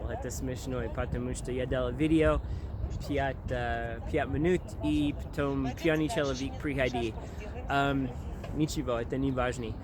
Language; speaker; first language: Russian; non-native, learner; English